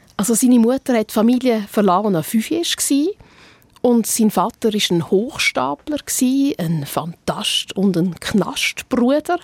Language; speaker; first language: German; native; German